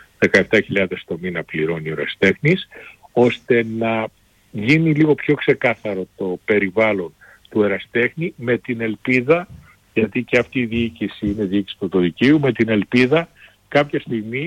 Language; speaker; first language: Greek; native; Greek